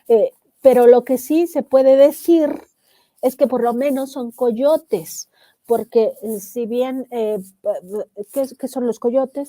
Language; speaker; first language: Spanish; native; Spanish